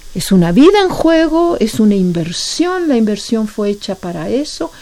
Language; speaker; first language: Spanish; native; Spanish